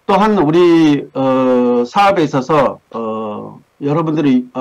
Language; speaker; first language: Korean; native; Korean